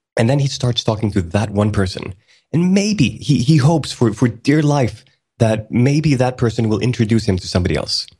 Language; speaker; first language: English; early bilingual, other home language; Swedish